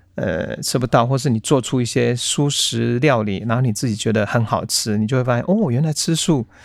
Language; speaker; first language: Chinese; native; Chinese